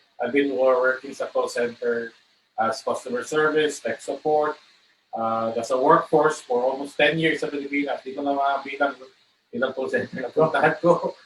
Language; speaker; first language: Filipino; non-native, local second language; Cebuano